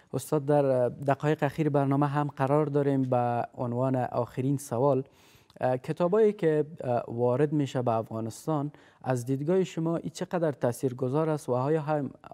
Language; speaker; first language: Persian; native; Persian